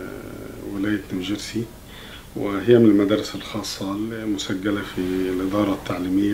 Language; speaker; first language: Arabic; native; Arabic